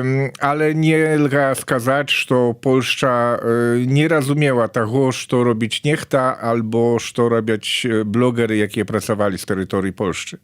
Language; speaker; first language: Polish; non-native, learner; Belarusian